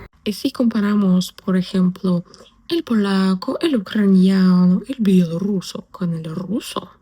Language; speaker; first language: Spanish; non-native, fluent; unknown